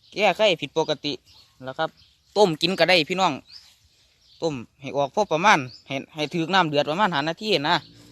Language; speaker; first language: Thai; native; Thai